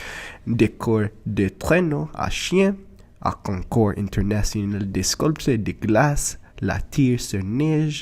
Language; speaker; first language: French; non-native, learner; English